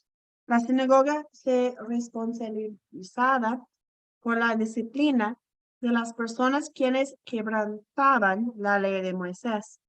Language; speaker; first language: Spanish; non-native, fluent; English